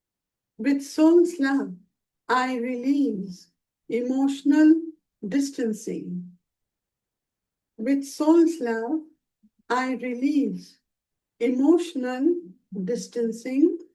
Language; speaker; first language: English; non-native, local second language; Hindi